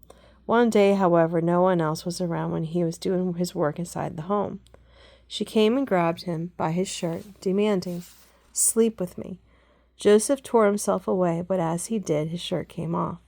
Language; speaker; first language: English; native; English